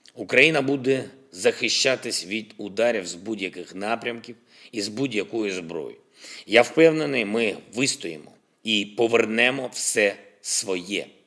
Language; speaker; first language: Ukrainian; non-native, local second language; Russian